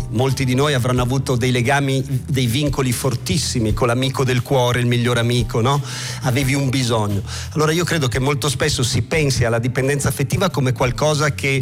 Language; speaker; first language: Italian; native; Italian